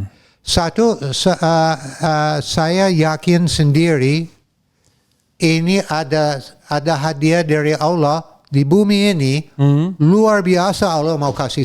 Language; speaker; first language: Indonesian; non-native, fluent; English